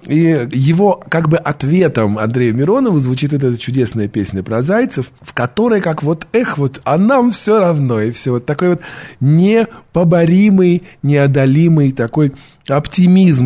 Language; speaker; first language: Russian; native; Russian